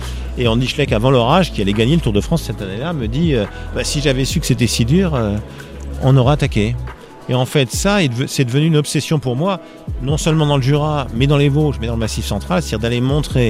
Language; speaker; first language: French; native; French